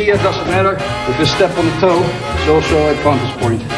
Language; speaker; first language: English; non-native, learner; Dutch